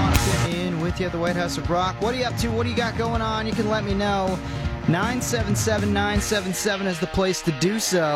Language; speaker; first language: English; native; English